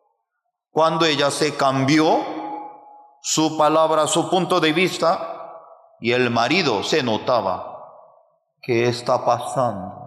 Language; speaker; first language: Spanish; non-native, fluent; Korean